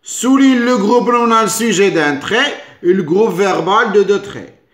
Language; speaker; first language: French; non-native, local second language; Arabic